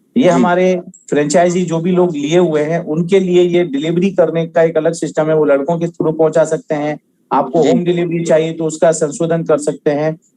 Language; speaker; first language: Hindi; native; Hindi